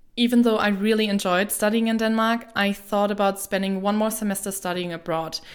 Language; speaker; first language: English; non-native, fluent; German